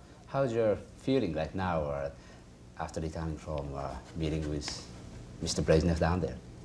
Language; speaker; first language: English; non-native, fluent; Japanese